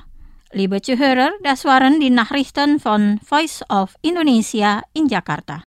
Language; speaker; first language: German; non-native, fluent; Indonesian